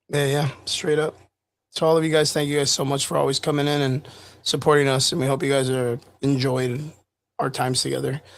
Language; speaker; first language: English; native; English